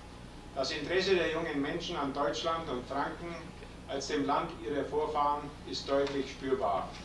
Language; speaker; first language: German; native; German